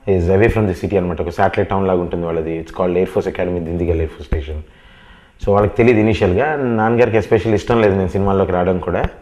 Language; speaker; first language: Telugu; native; Telugu